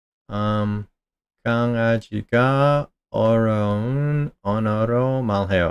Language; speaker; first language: Korean; non-native, learner; English